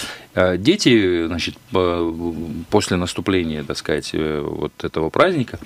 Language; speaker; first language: Russian; native; Russian